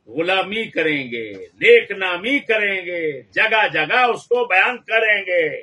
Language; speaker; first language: Urdu; non-native, local second language; Punjabi